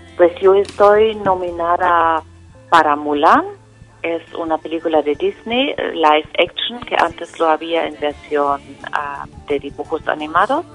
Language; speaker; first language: Spanish; non-native, fluent; German